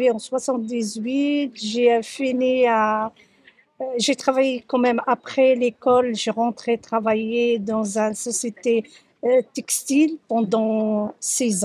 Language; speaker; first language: French; early bilingual, other home language; Arabic